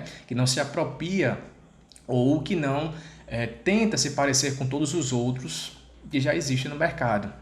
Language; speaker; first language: Portuguese; native; Portuguese